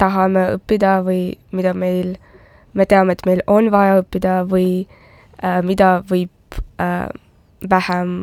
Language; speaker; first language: Estonian; non-native, local second language; Russian